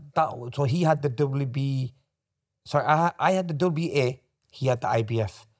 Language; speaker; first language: English; native; English